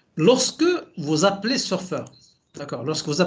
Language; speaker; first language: French; native; French